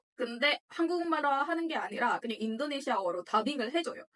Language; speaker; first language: Korean; non-native, fluent; Indonesian